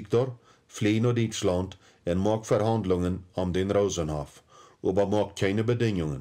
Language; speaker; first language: German; early bilingual, heritage; Plautdietsch